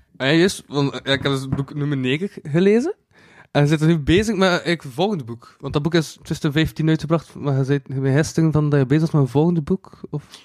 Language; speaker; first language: Dutch; native; Dutch